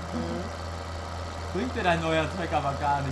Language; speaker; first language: German; native; German